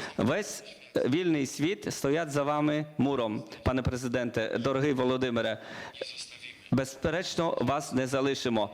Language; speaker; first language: Ukrainian; non-native, learner; Polish